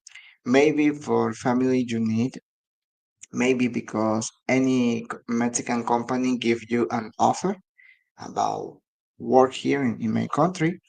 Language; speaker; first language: English; non-native, learner; Spanish